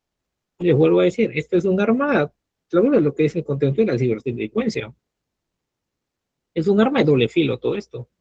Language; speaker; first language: Spanish; native; Spanish